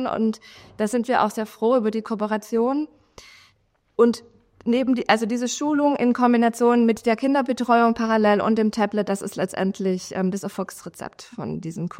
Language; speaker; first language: German; native; German